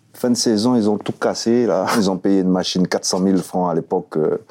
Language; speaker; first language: French; native; French